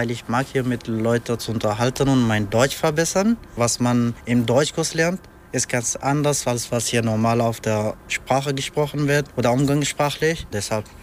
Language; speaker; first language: German; non-native, fluent; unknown